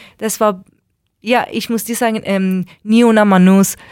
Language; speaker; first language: German; non-native, learner; Persian